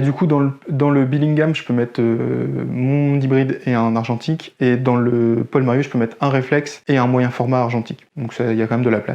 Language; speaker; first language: French; native; French